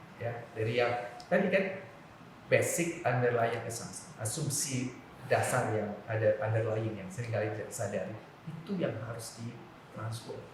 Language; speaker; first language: Indonesian; non-native, local second language; Javanese